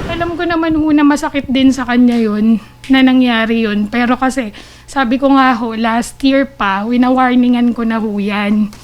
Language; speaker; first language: Filipino; native; Filipino